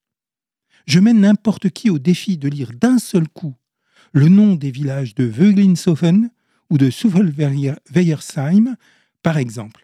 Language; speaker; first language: French; native; French